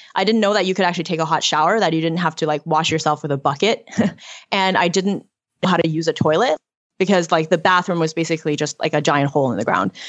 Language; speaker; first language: English; early bilingual, other home language; Chinese